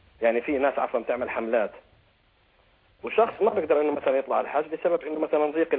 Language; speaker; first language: Arabic; native; Arabic